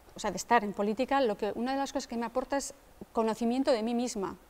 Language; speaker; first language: Spanish; native; Spanish